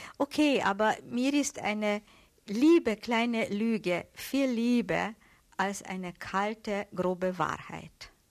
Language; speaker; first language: German; non-native, fluent; Hungarian